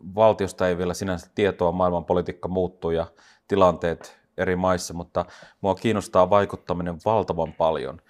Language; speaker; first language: Finnish; native; Finnish